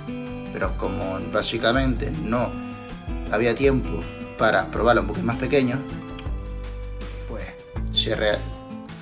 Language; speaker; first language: Spanish; native; Spanish